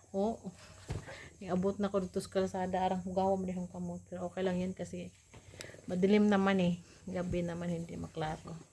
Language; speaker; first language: Filipino; non-native, local second language; Cebuano